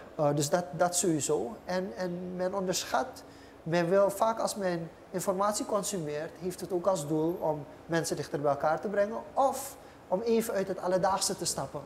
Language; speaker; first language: Dutch; native; Dutch